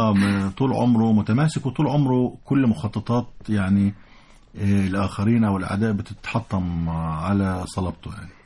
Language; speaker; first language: Arabic; native; Arabic